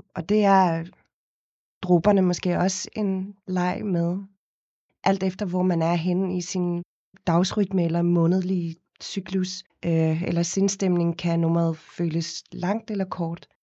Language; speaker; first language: Danish; non-native, fluent; Afrikaans